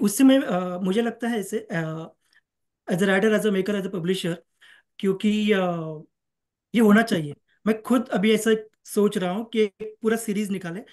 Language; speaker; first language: Hindi; non-native, local second language; Marathi